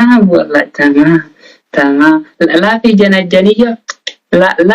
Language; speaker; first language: Arabic; non-native, learner; Oromo